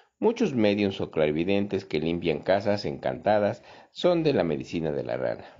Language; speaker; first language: Spanish; native; Spanish